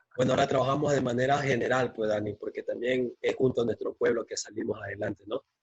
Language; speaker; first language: Spanish; native; Spanish